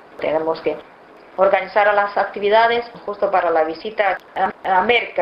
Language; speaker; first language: Spanish; non-native, fluent; Chinese